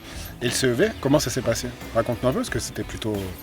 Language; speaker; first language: French; native; French